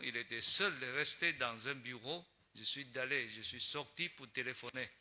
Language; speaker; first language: French; non-native, learner; Chinese